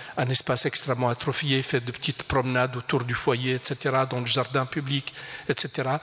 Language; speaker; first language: French; non-native, local second language; Arabic